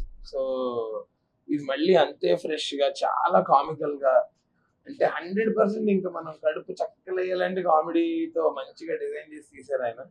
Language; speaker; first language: Telugu; native; Telugu